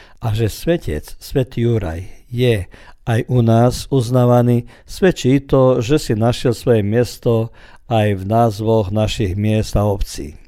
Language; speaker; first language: Slovak; early bilingual, heritage; Croatian